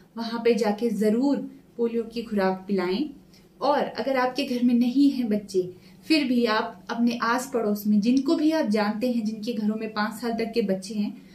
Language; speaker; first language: Hindi; native; Hindi